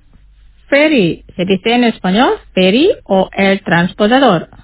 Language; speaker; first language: Spanish; non-native, fluent; Indonesian